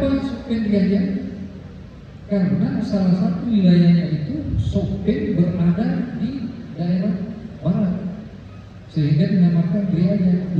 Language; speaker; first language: Indonesian; non-native, local second language; Buginese